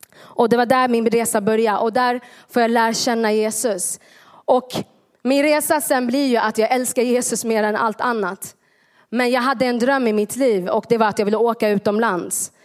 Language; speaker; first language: Swedish; early bilingual, other home language; Tigrinya